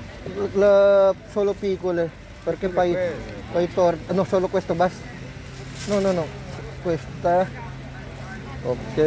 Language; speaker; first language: Italian; non-native, learner; Filipino